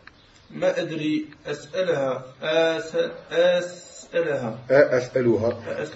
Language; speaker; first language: Arabic; non-native, learner; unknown